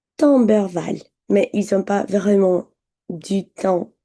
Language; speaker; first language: French; non-native, fluent; Spanish